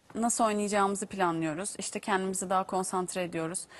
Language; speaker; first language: Turkish; native; Turkish